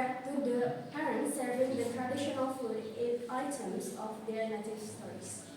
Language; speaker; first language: English; non-native, local second language; Indonesian